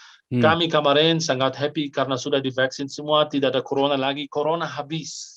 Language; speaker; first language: Indonesian; non-native, fluent; Arabic